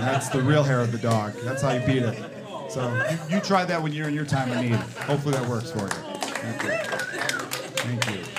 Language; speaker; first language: English; native; English